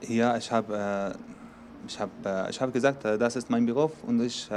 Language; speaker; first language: German; non-native, learner; Arabic